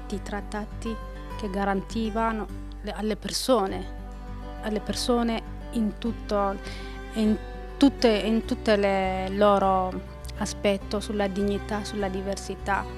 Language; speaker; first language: Italian; non-native, fluent; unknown